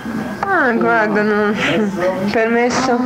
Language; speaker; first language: Italian; non-native, learner; Croatian